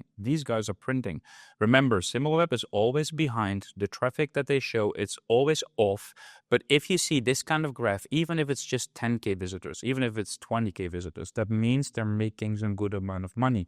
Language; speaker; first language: English; non-native, fluent; Dutch